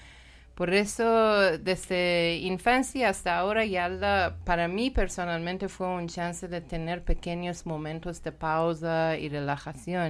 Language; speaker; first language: Spanish; non-native, learner; Persian